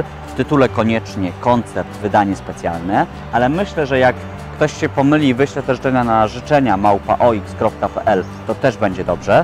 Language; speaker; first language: Polish; native; Polish